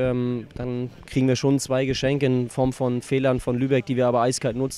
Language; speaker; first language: German; native; German